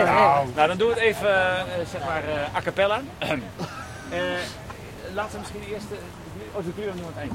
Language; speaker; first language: Dutch; native; Dutch